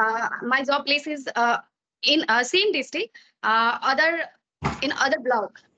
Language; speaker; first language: English; non-native, learner; Maithili